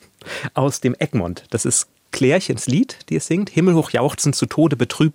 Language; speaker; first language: German; native; German